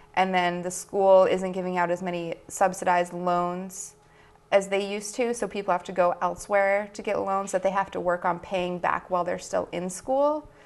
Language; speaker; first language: English; native; English